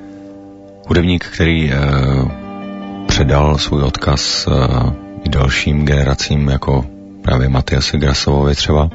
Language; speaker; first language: Czech; native; Czech